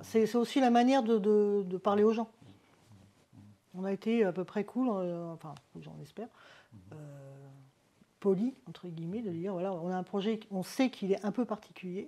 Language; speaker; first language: French; native; French